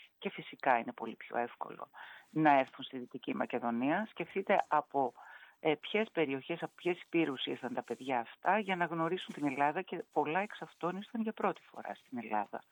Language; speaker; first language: Greek; native; Greek